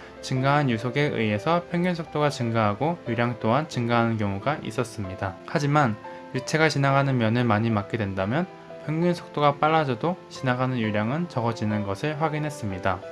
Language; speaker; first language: Korean; native; Korean